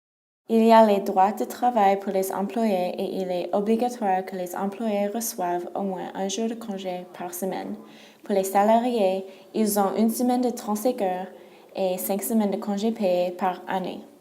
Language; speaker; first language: French; non-native, learner; English